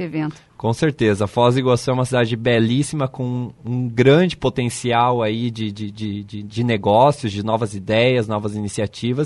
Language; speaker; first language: Portuguese; native; Portuguese